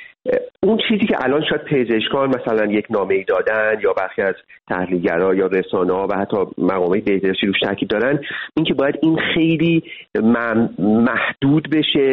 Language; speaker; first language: Persian; native; Persian